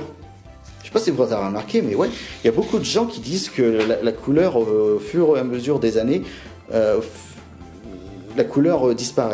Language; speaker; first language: French; native; French